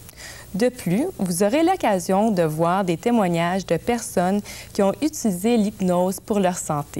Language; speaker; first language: French; native; French